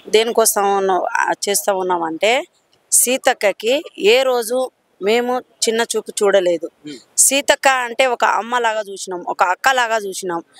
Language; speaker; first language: Telugu; non-native, local second language; Lambadi